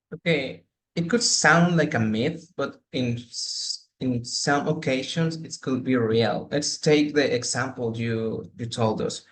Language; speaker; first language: English; non-native, learner; Spanish